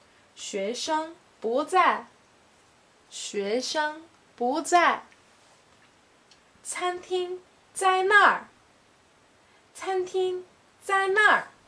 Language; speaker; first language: Chinese; non-native, learner; English